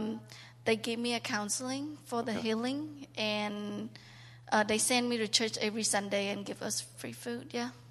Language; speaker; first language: English; non-native, learner; Khmer